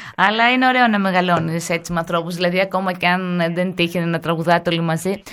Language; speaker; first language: Greek; native; Greek